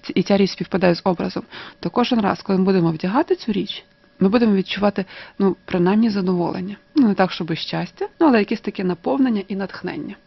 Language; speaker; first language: Ukrainian; native; Ukrainian